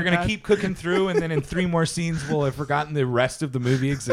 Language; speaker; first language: English; native; English